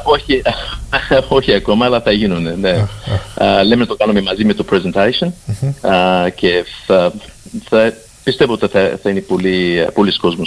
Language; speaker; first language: Greek; early bilingual, heritage; Greek